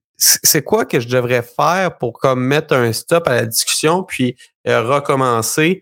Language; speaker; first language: French; native; French